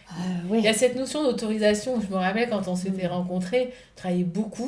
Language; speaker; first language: French; native; French